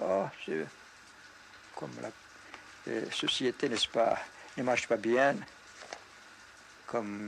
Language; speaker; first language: French; non-native, fluent; Greek